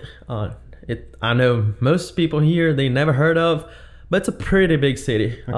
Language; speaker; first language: English; non-native, fluent; Portuguese